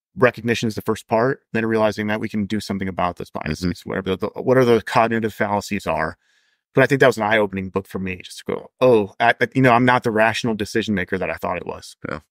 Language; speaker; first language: English; native; English